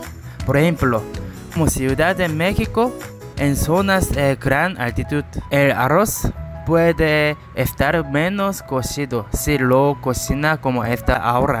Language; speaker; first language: Spanish; non-native, learner; Korean